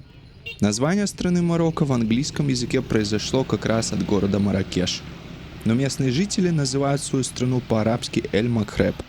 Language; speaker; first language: Russian; native; Russian